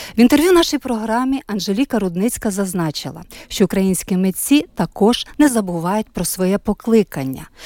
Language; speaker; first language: Ukrainian; native; Ukrainian